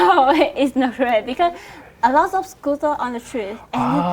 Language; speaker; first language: English; non-native, learner; Vietnamese